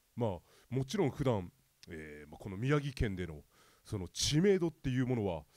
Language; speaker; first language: Japanese; native; Japanese